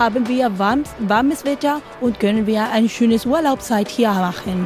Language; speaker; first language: German; non-native, learner; Spanish